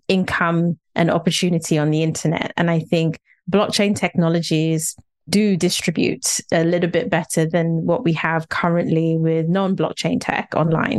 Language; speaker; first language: English; native; English